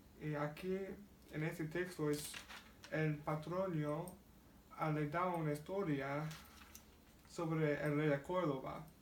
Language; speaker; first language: Spanish; non-native, learner; English